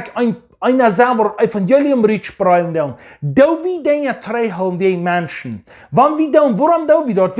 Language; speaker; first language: German; non-native, learner; English